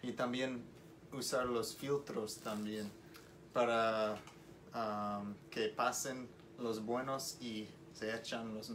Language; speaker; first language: Spanish; non-native, learner; English